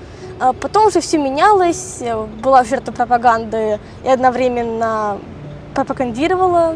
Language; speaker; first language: Russian; native; Russian